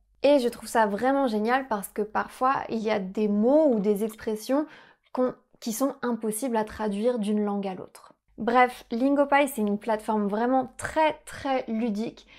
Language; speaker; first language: French; native; French